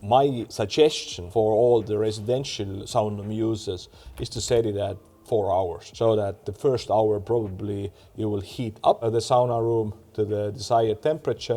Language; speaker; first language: English; non-native, fluent; Estonian